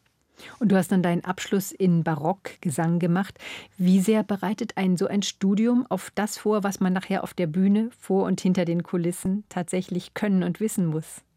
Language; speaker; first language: German; native; German